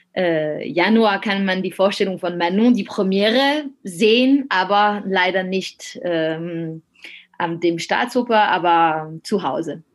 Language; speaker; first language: German; non-native, fluent; French